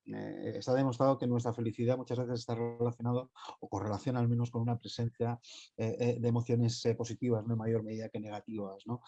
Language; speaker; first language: Spanish; native; Spanish